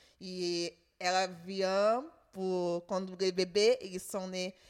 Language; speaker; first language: French; non-native, learner; Portuguese